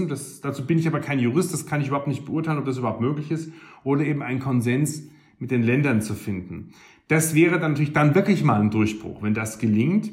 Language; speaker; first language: German; native; German